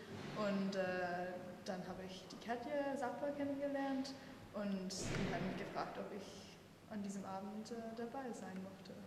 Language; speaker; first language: German; non-native, fluent; English